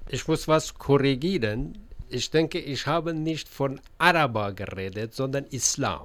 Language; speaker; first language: German; non-native, learner; Persian